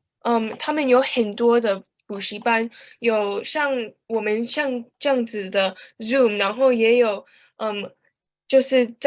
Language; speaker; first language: Chinese; early bilingual, heritage; Chinese